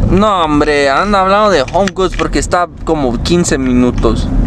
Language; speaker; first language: Spanish; early bilingual, heritage; Spanish